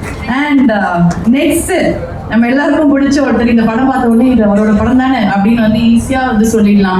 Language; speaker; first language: Tamil; native; Tamil